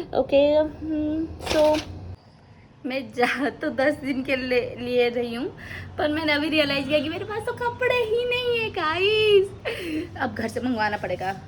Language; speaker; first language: Hindi; native; Hindi